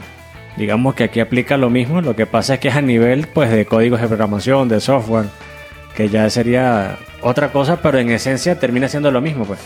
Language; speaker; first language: Spanish; native; Spanish